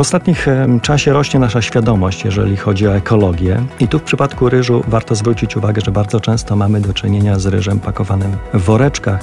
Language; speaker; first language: Polish; native; Polish